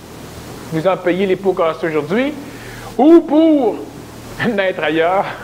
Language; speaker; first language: French; native; French